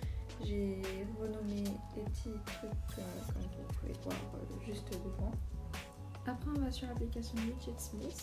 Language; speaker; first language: French; native; French